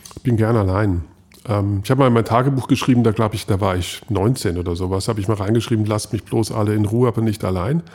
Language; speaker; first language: German; native; German